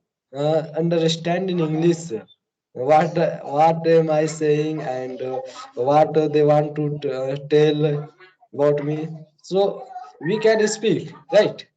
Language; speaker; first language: English; non-native, learner; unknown